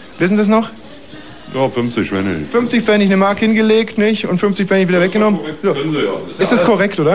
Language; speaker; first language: German; native; German